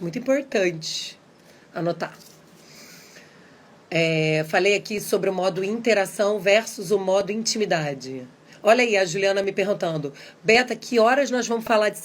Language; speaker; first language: Portuguese; native; Portuguese